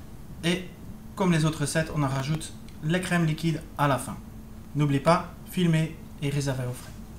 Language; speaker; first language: French; native; French